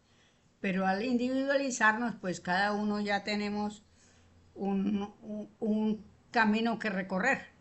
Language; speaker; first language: Spanish; native; Spanish